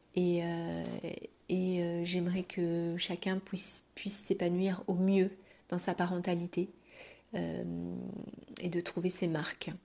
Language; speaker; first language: French; native; French